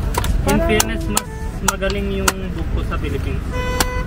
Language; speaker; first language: Filipino; non-native, learner; Punjabi